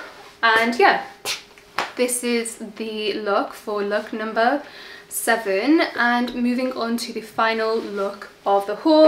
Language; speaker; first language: English; native; English